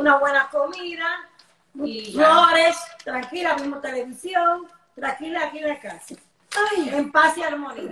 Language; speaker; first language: Spanish; native; Spanish